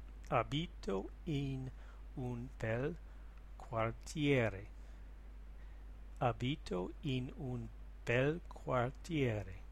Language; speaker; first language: Italian; non-native, learner; English